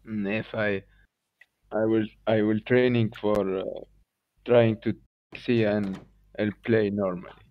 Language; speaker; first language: English; non-native, learner; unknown